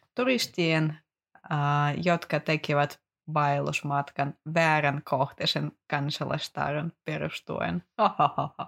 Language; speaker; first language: Finnish; non-native, fluent; Russian